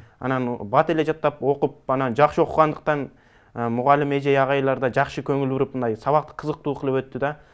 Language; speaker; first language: Kyrgyz; early bilingual, heritage; Kyrgyz